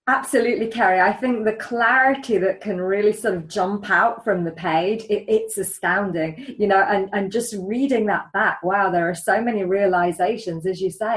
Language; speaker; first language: English; native; English